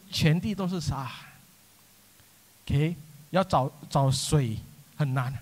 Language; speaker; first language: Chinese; non-native, local second language; English